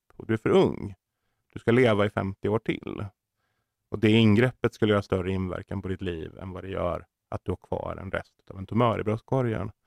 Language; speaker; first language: Swedish; native; Swedish